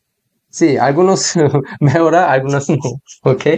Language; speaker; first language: Spanish; non-native, learner; Korean